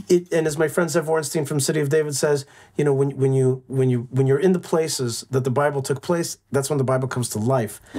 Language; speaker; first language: English; native; English